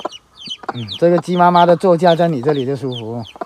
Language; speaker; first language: Chinese; native; Chinese